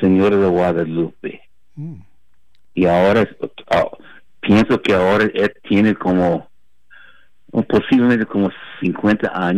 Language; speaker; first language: Spanish; early bilingual, heritage; Spanish